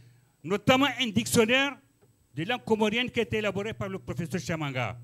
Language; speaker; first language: French; non-native, local second language; Ngazidja Comorian